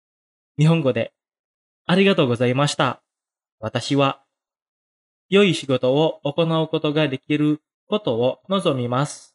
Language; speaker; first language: Japanese; non-native, fluent; Indonesian